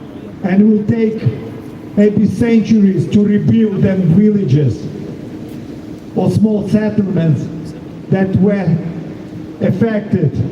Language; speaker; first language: English; non-native, fluent; Ukrainian